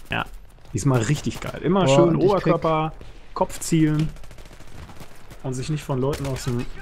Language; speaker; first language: German; native; German